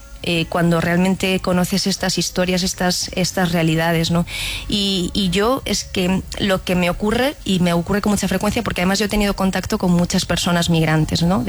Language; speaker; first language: Spanish; native; Spanish